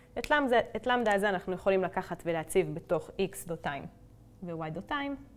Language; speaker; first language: Hebrew; native; Hebrew